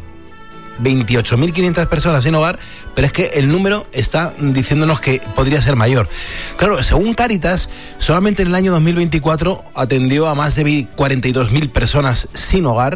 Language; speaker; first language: Spanish; native; Spanish